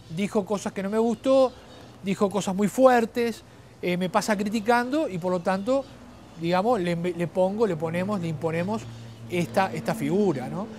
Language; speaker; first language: Spanish; native; Spanish